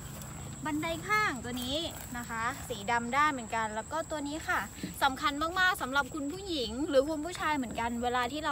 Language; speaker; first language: Thai; native; Thai